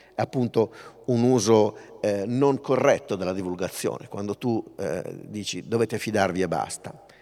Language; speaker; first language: Italian; native; Italian